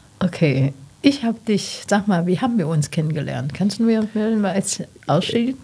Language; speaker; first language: German; non-native, learner; Chinese